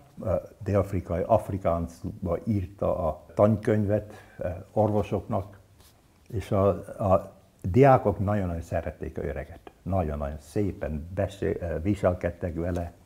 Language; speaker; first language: Hungarian; early bilingual, heritage; Hungarian